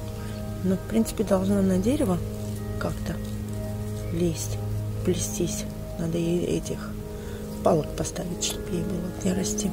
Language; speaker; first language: Russian; native; Russian